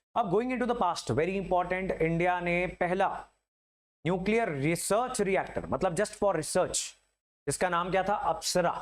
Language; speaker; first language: Hindi; native; Hindi